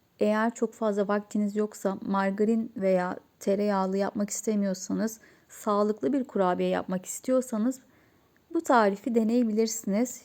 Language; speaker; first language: Turkish; native; Turkish